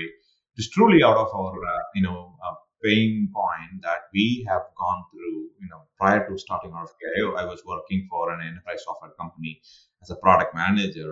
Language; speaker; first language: English; non-native, local second language; Tamil